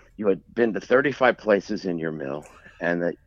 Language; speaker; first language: English; native; English